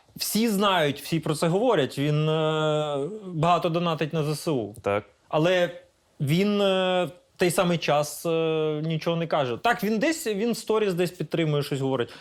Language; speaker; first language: Ukrainian; non-native, local second language; Russian